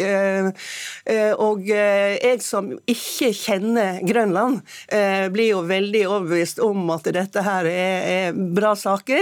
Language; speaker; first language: Norwegian; native; Norwegian